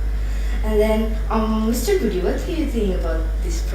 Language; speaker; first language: English; non-native, learner; Indonesian